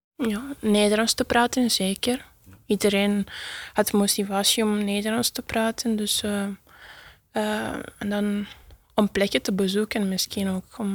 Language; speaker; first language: Dutch; non-native, learner; Italian